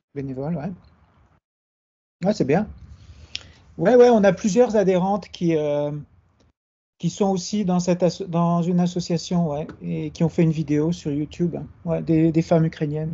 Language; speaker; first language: French; native; French